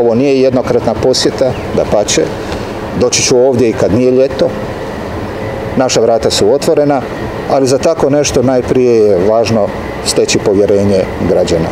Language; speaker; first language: Serbian; native; Serbian